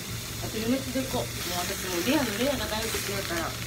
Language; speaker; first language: Japanese; native; Japanese